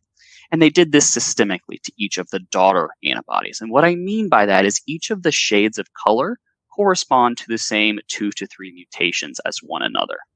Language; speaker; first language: English; native; English